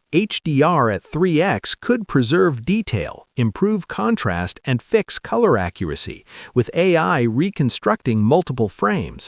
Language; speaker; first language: English; native; English